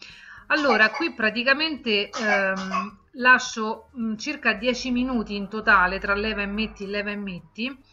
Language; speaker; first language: Italian; native; Italian